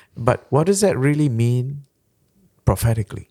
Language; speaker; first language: English; non-native, local second language; Malay